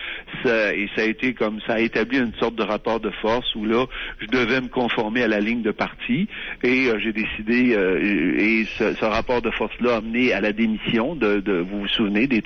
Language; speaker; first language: French; native; French